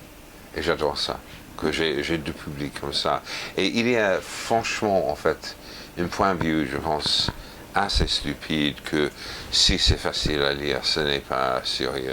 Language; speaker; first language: French; non-native, fluent; English